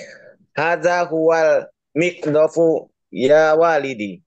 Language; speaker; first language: Arabic; non-native, learner; Indonesian